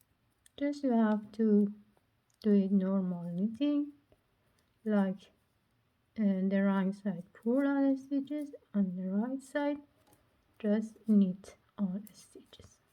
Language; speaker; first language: English; non-native, learner; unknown